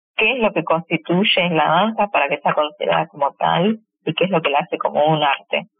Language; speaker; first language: Spanish; native; Spanish